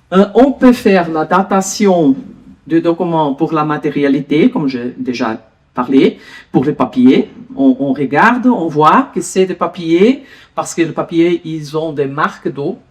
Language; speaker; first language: French; non-native, learner; Portuguese